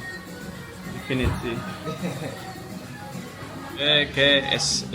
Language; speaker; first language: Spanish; non-native, learner; Estonian